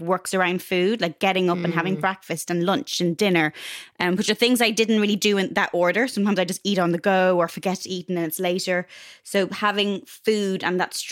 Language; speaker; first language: English; native; English